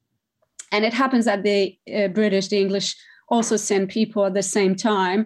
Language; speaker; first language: English; non-native, fluent; French